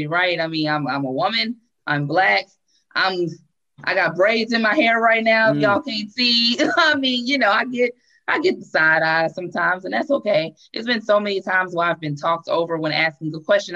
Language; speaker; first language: English; native; English